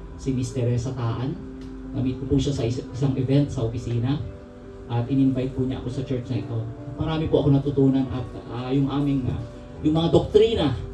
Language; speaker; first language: Filipino; non-native, local second language; Pangasinan